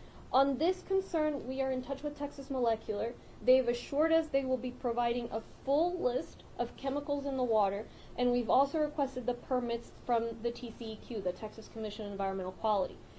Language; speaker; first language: English; early bilingual, other home language; Spanish